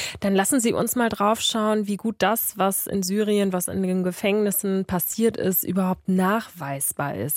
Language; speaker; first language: German; native; German